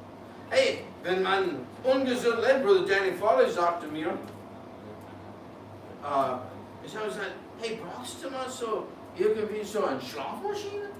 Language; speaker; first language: German; non-native, fluent; English